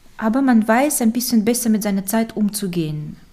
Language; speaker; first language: German; early bilingual, other home language; Romanian